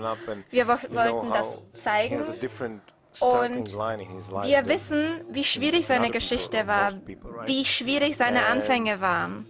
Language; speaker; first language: German; non-native, fluent; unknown